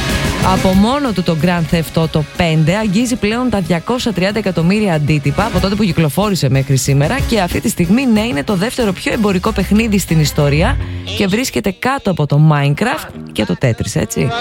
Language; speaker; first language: Greek; native; Greek